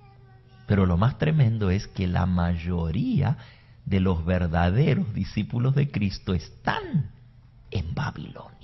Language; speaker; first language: Spanish; native; Spanish